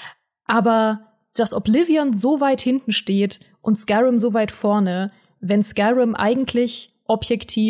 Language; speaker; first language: German; native; German